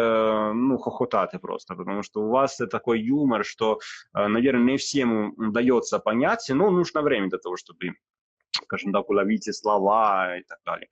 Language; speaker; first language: Russian; non-native, fluent; Italian